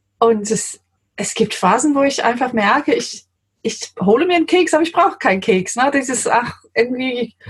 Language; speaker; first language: German; non-native, fluent; English